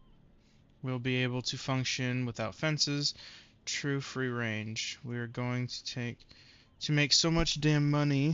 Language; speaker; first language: English; native; English